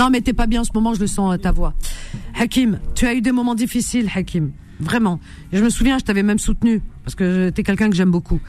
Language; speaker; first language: French; native; French